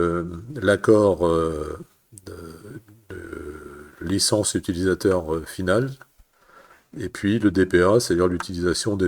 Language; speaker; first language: French; native; French